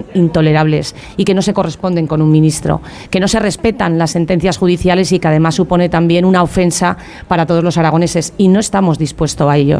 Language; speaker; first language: Spanish; native; Spanish